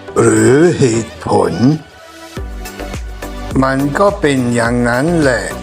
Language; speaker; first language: Thai; non-native, fluent; German